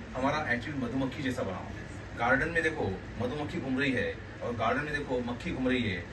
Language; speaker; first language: Hindi; non-native, local second language; Marathi